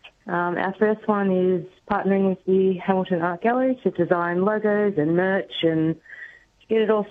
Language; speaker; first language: English; native; English